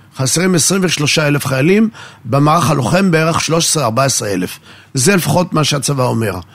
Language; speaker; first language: Hebrew; native; Hebrew